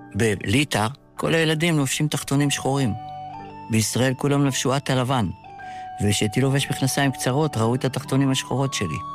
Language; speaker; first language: Hebrew; early bilingual, other home language; Yiddish